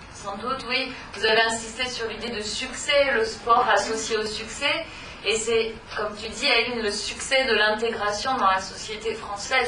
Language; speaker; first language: French; native; French